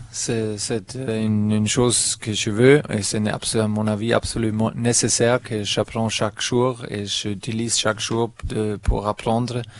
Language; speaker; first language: French; non-native, fluent; German